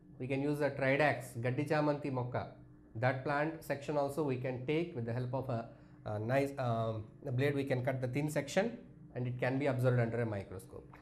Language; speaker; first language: English; non-native, local second language; Telugu